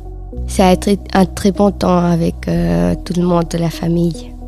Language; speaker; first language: French; non-native, fluent; Spanish